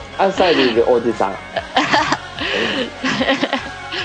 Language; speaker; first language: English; non-native, learner; Japanese